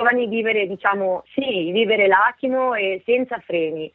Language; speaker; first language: Italian; native; Italian